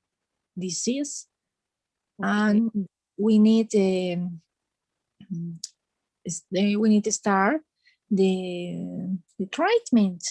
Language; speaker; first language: English; non-native, learner; Spanish